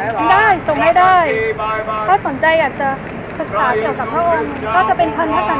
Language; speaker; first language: Thai; native; Thai